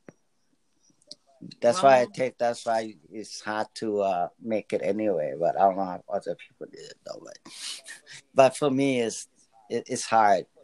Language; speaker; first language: English; early bilingual, other home language; Lao